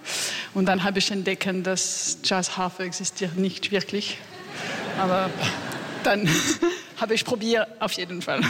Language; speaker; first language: German; non-native, learner; French